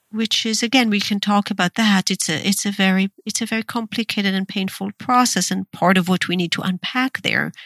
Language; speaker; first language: English; non-native, fluent; Hebrew